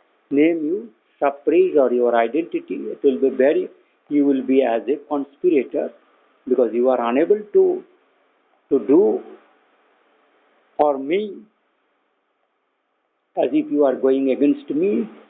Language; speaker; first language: English; non-native, local second language; Bangla